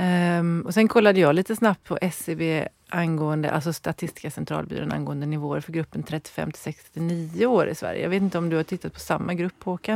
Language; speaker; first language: Swedish; native; Swedish